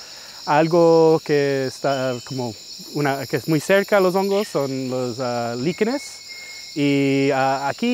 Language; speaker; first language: Spanish; early bilingual, heritage; English